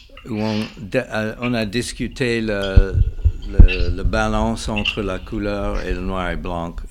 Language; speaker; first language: French; non-native, fluent; English